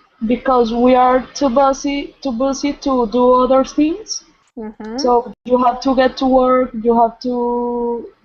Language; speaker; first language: English; non-native, learner; Spanish